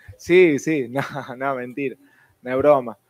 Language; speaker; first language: Portuguese; non-native, learner; Spanish